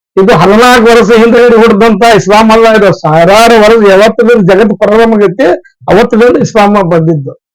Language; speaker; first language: Kannada; non-native, local second language; Urdu